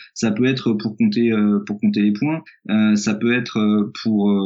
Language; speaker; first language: French; native; French